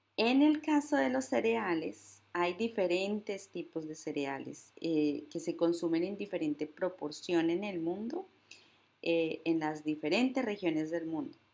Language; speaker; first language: Spanish; native; Spanish